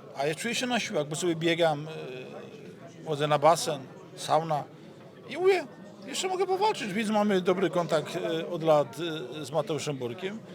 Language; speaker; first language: Polish; native; Polish